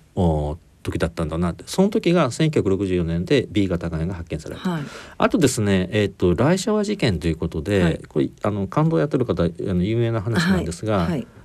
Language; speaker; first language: Japanese; native; Japanese